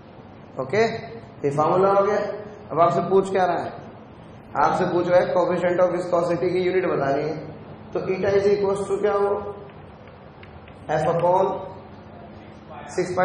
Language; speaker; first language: Hindi; native; Hindi